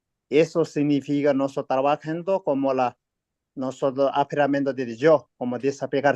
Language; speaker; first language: Spanish; non-native, learner; Tibetan